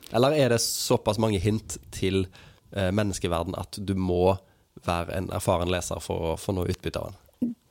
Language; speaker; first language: Norwegian; native; Norwegian